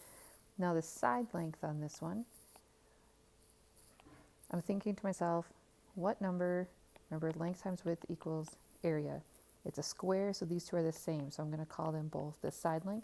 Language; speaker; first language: English; native; English